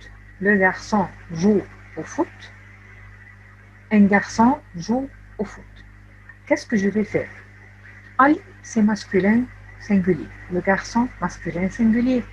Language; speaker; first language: French; non-native, fluent; Arabic